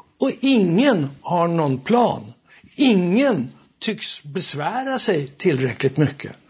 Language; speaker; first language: Swedish; native; Swedish